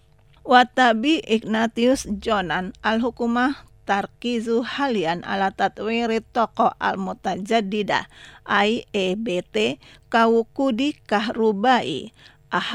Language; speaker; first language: Arabic; non-native, fluent; Indonesian